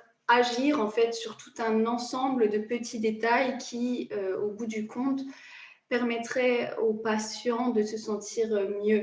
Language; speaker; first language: French; native; French